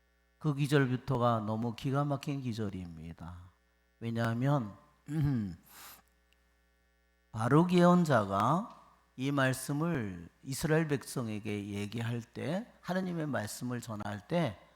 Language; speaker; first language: Korean; native; Korean